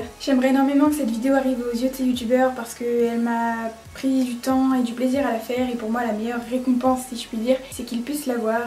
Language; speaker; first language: French; native; French